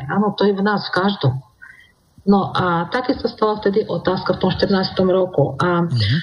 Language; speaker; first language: Slovak; non-native, fluent; Russian